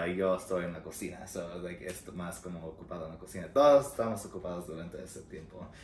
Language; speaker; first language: Spanish; early bilingual, heritage; Spanish